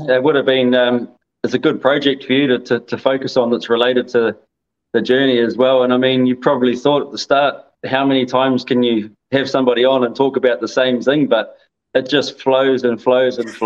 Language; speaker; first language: English; native; English